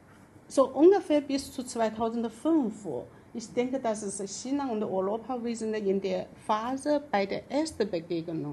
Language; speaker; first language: German; non-native, fluent; Chinese